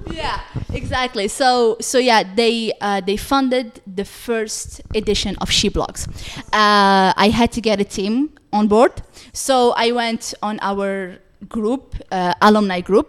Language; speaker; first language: English; non-native, fluent; Arabic